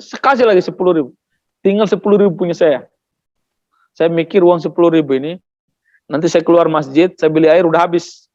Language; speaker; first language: Indonesian; non-native, local second language; Tetum